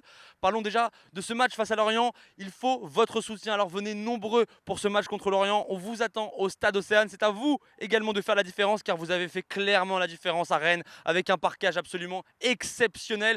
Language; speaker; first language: French; native; French